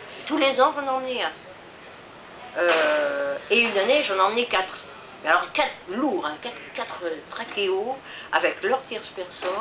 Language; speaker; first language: French; native; French